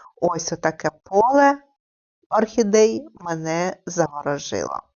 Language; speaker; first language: Ukrainian; native; Ukrainian